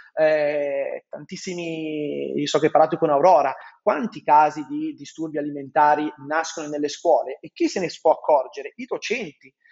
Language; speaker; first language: Italian; native; Italian